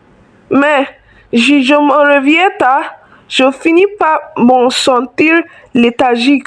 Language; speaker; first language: French; non-native, learner; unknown